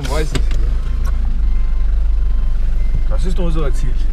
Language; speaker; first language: German; non-native, fluent; Mongolian